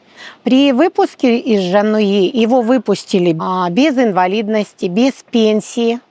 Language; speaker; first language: Russian; native; Russian